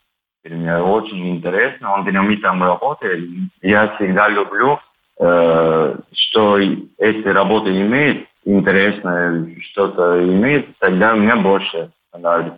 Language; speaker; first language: Russian; non-native, learner; Turkish